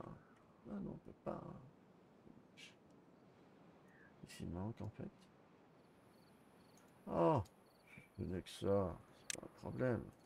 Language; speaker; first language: French; native; French